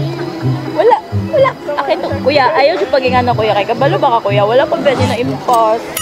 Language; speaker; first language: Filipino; non-native, local second language; Cebuano